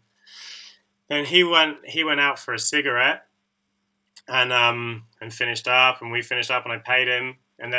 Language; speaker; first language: English; native; English